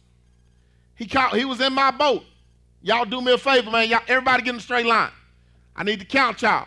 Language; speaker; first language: English; native; English